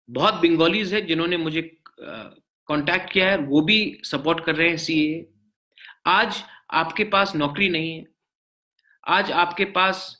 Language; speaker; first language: Hindi; non-native, local second language; Bangla